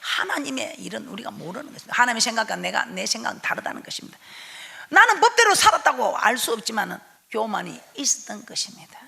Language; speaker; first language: Korean; native; Korean